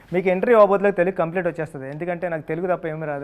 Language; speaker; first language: Telugu; native; Telugu